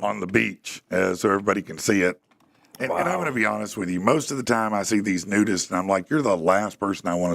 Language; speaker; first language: English; native; English